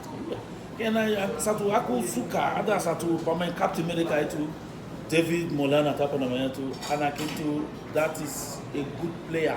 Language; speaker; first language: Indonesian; non-native, fluent; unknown